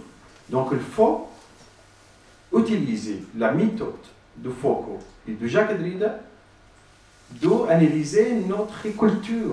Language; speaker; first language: French; non-native, learner; Arabic